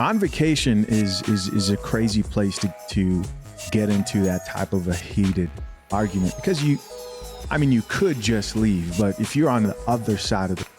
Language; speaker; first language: English; native; English